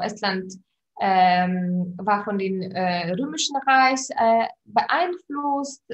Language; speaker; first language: German; non-native, fluent; Polish